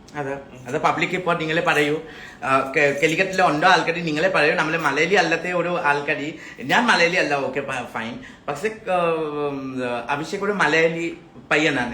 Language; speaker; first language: Malayalam; non-native, learner; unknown